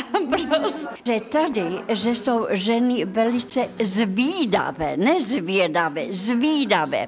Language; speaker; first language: Czech; non-native, fluent; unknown